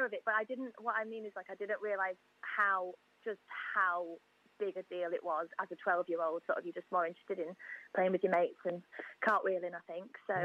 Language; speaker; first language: English; native; English